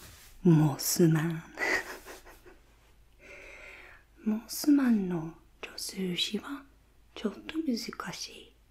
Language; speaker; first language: Japanese; non-native, fluent; English